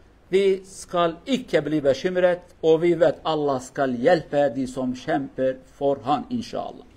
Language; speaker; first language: Norwegian; non-native, fluent; Kurdish